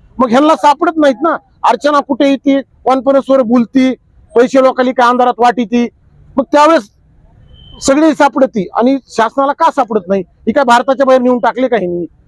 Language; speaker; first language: Marathi; native; Marathi